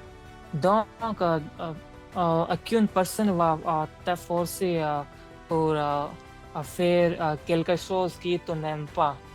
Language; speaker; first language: French; non-native, learner; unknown